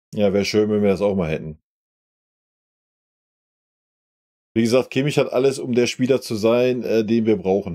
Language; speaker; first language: German; native; German